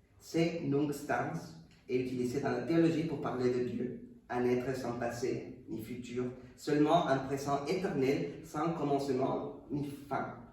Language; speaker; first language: French; non-native, fluent; Spanish